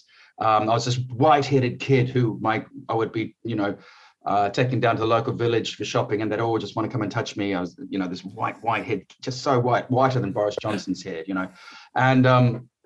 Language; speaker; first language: English; native; English